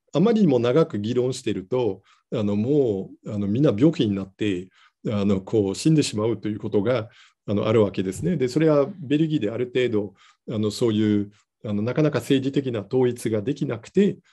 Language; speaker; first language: Japanese; non-native, fluent; Dutch